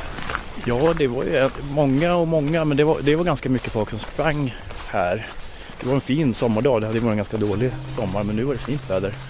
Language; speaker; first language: Swedish; native; Swedish